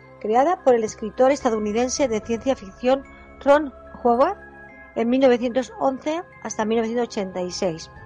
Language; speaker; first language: Spanish; native; Spanish